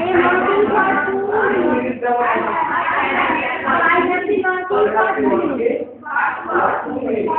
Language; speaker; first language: English; non-native, learner; Bangla